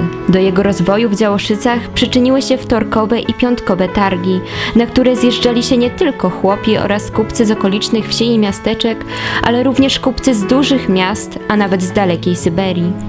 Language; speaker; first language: Polish; native; Polish